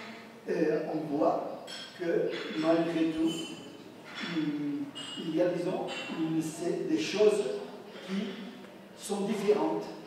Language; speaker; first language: French; non-native, fluent; Spanish